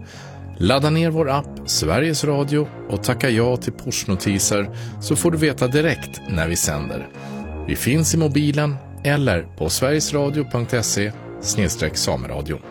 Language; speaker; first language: Swedish; native; Swedish